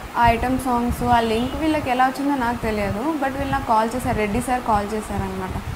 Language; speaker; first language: Telugu; non-native, fluent; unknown